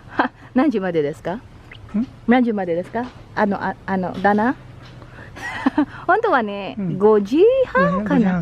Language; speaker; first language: Japanese; non-native, learner; Filipino